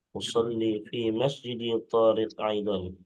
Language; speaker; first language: Arabic; non-native, learner; Indonesian